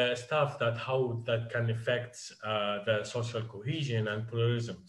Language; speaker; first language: English; non-native, fluent; Arabic